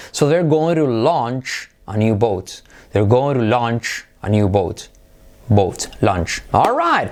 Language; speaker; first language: English; non-native, fluent; Spanish